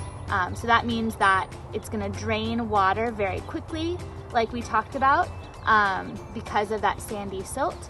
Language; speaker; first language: English; native; English